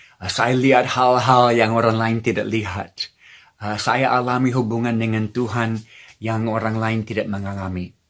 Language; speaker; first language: Indonesian; non-native, fluent; English